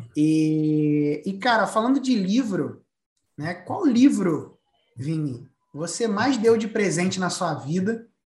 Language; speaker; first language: Portuguese; native; Portuguese